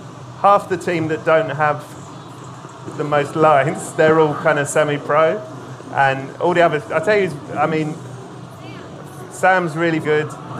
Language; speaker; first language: English; native; English